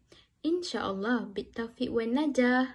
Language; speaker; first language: Arabic; non-native, learner; Malay